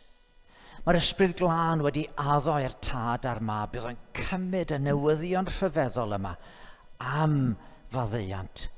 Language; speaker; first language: Welsh; native; Welsh